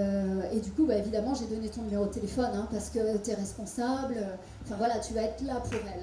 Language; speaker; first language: French; native; French